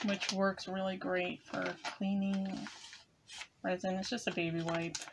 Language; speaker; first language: English; native; English